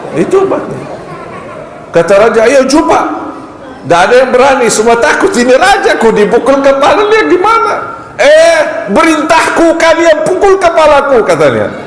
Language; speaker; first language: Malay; non-native, fluent; Arabic